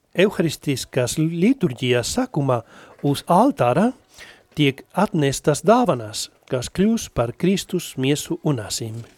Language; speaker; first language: Latvian; non-native, fluent; Spanish